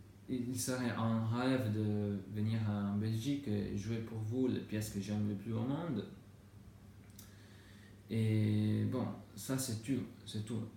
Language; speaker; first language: French; non-native, learner; Italian